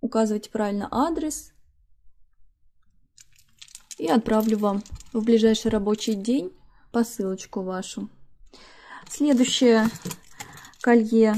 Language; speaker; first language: Russian; native; Russian